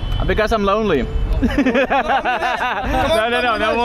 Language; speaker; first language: English; non-native, learner; Lithuanian